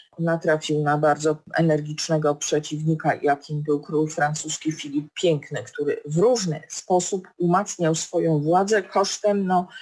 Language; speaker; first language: Polish; native; Polish